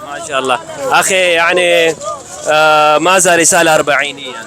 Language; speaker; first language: Arabic; non-native, learner; Urdu